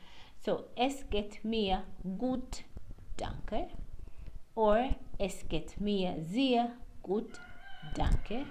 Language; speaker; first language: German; non-native, learner; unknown